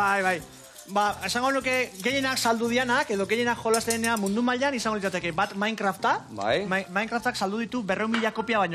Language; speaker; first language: Basque; native; Basque